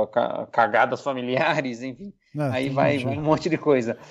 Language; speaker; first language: Portuguese; native; Portuguese